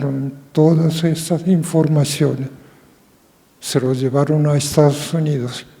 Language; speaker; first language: Spanish; non-native, fluent; Japanese